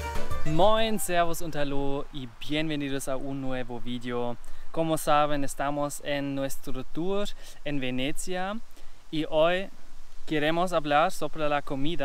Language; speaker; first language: Spanish; non-native, learner; German